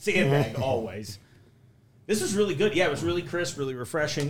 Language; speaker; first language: English; native; English